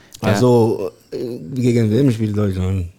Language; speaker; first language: German; non-native, learner; French